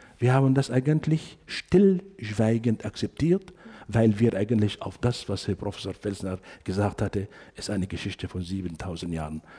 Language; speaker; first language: German; non-native, fluent; Arabic